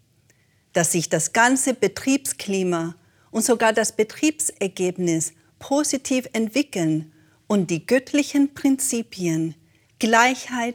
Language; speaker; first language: German; native; German